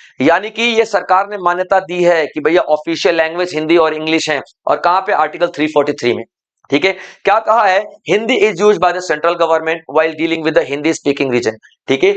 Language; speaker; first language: Hindi; native; Hindi